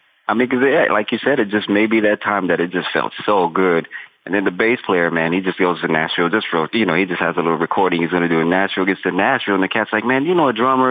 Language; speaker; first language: English; native; English